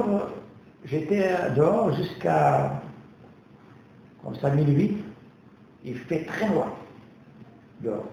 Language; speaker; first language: French; non-native, local second language; Kabyle